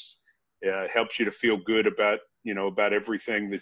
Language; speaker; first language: English; native; English